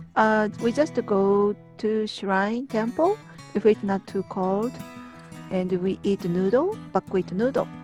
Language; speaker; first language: English; non-native, learner; Japanese